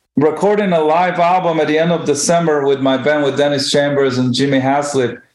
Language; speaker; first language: English; non-native, fluent; Hebrew